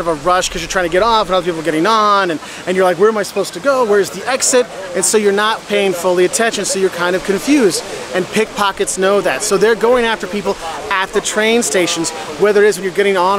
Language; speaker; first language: English; native; English